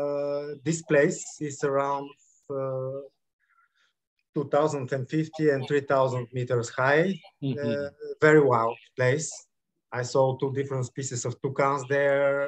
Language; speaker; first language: English; non-native, learner; Bulgarian